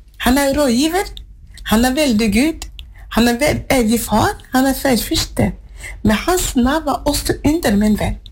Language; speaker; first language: Norwegian; non-native, fluent; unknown